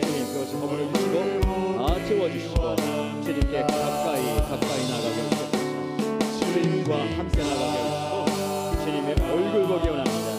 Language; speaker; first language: Korean; native; Korean